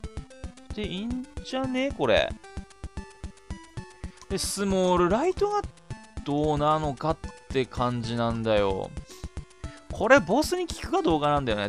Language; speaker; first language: Japanese; native; Japanese